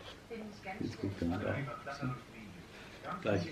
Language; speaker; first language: German; native; German